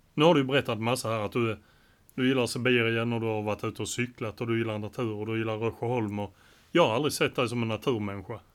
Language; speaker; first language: Swedish; native; Swedish